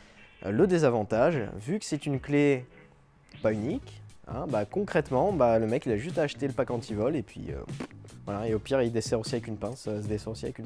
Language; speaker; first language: French; native; French